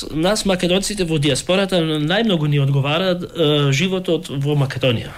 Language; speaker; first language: Macedonian; early bilingual, heritage; Macedonian